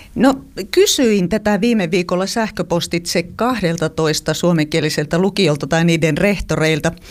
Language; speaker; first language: Finnish; native; Finnish